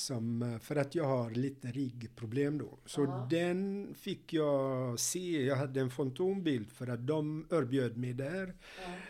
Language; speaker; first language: Swedish; non-native, fluent; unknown